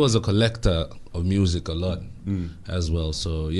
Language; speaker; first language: English; non-native, local second language; Bemba